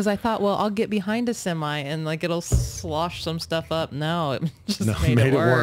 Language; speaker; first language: English; native; English